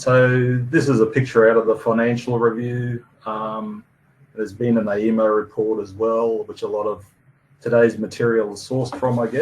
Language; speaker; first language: English; native; English